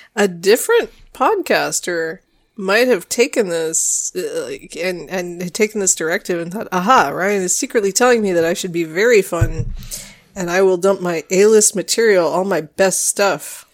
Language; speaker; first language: English; native; English